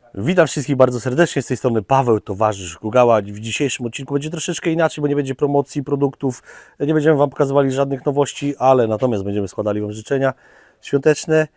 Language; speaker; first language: Polish; native; Polish